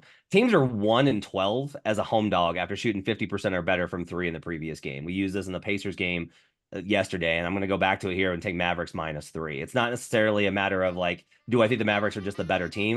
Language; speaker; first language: English; native; English